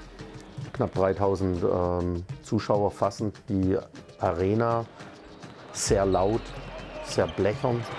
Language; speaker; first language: German; native; German